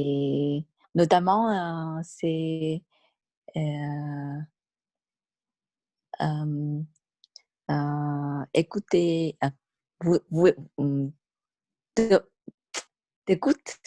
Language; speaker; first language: French; non-native, learner; Vietnamese